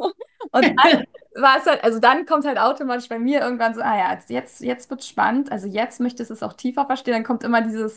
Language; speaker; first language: German; native; German